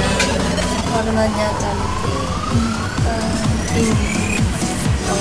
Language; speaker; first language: Indonesian; non-native, learner; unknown